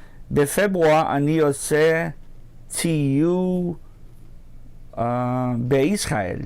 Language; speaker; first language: Hebrew; non-native, learner; Portuguese